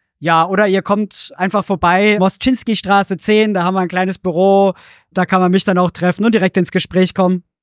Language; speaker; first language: German; native; German